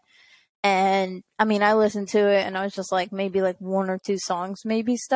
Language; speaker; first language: English; native; English